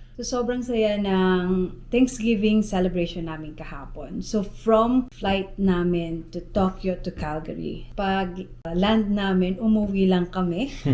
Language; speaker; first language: Filipino; native; Filipino